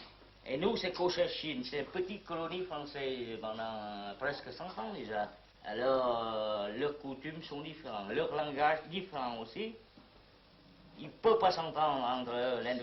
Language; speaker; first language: French; non-native, local second language; Vietnamese